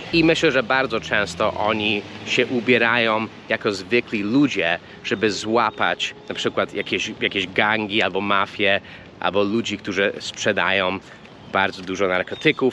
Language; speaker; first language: Polish; non-native, fluent; English